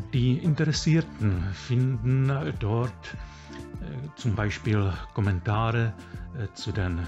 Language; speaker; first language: German; non-native, fluent; Czech